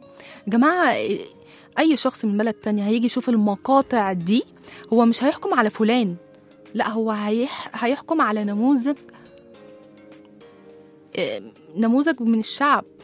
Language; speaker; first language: Arabic; native; Arabic